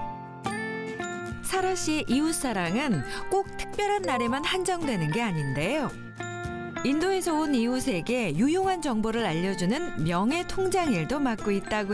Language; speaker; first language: Korean; native; Korean